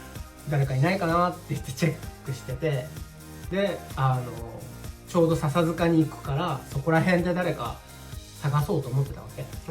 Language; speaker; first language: Japanese; native; Japanese